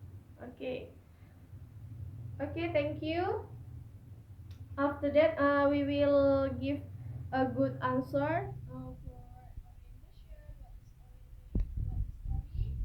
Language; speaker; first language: English; non-native, learner; Indonesian